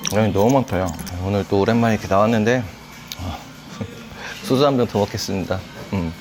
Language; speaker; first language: Korean; native; Korean